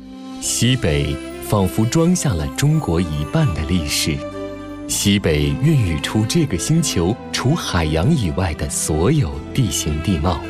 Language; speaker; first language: Chinese; native; Chinese